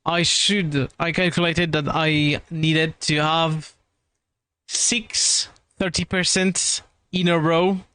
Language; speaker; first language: English; non-native, fluent; French